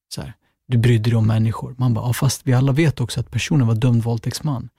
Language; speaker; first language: Swedish; native; Swedish